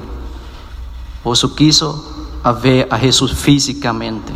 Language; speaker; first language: Spanish; non-native, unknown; Vietnamese